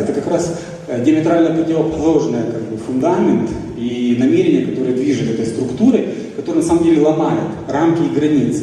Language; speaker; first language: Russian; native; Russian